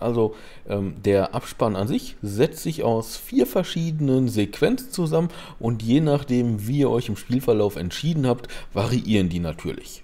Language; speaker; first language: German; native; German